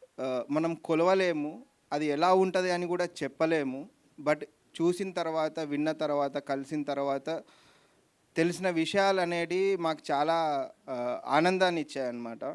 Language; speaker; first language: Telugu; native; Telugu